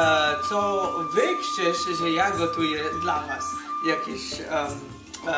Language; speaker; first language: Polish; non-native, learner; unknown